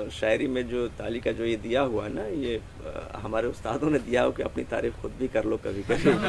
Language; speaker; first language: Hindi; native; Hindi